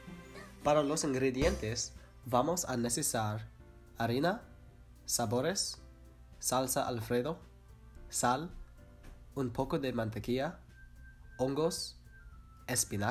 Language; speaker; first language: Spanish; non-native, learner; English